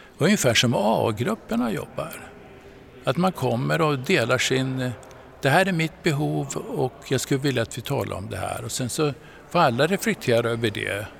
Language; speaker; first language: Swedish; native; Swedish